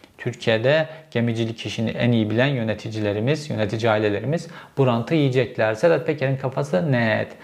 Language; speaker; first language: Turkish; native; Turkish